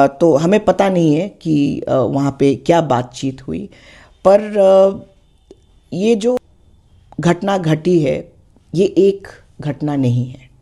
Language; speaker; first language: Hindi; non-native, local second language; Khasi